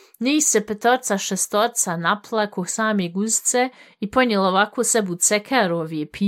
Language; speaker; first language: Bosnian; early bilingual, heritage; Bosnian